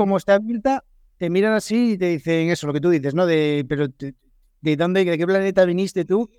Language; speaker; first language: Spanish; native; Spanish